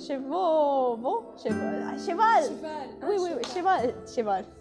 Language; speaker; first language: French; non-native, learner; Spanish